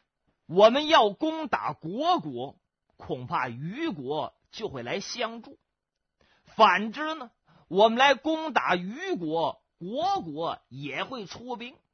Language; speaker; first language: Chinese; native; Chinese